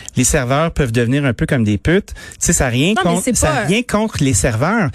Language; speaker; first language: French; native; French